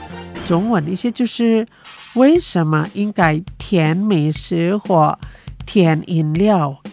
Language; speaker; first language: Chinese; non-native, fluent; Indonesian